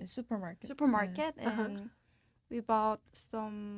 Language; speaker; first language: English; non-native, learner; Korean